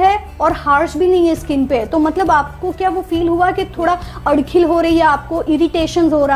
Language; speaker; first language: Hindi; native; Hindi